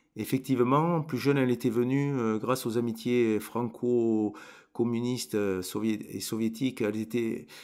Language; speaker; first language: French; native; French